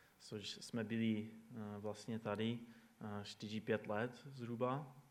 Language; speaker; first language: Czech; non-native, fluent; English